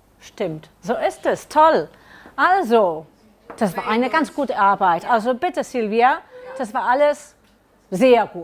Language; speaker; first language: German; non-native, learner; Catalan